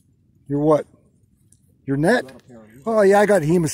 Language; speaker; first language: English; native; English